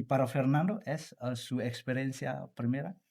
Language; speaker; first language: Spanish; non-native, learner; Indonesian